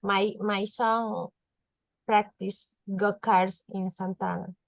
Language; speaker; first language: English; non-native, learner; Spanish